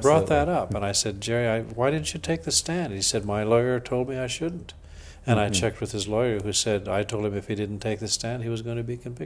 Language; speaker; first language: English; native; English